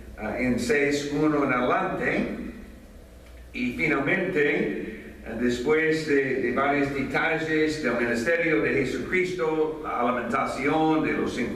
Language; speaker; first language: Spanish; non-native, fluent; English